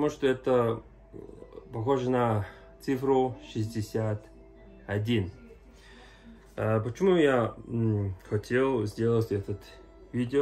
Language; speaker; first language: Russian; non-native, learner; Mongolian